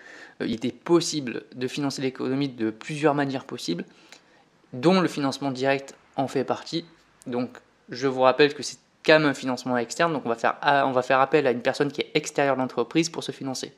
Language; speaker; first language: French; native; French